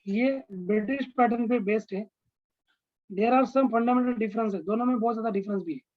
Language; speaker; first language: Hindi; non-native, local second language; Marathi